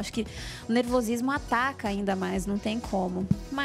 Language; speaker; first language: Portuguese; native; Portuguese